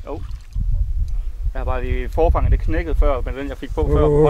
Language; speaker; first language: Danish; native; Danish